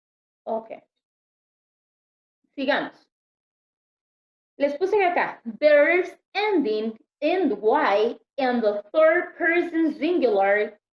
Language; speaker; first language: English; non-native, learner; Spanish